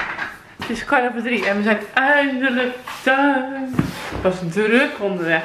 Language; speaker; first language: Dutch; native; Dutch